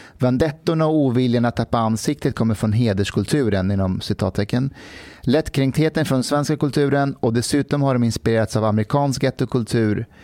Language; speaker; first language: Swedish; early bilingual, other home language; Persian